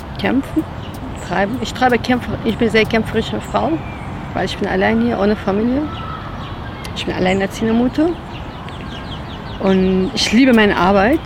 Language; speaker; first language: German; non-native, fluent; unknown